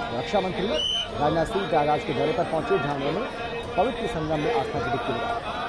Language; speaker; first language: Hindi; native; Hindi